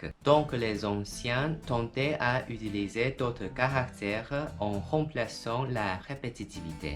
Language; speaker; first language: French; non-native, fluent; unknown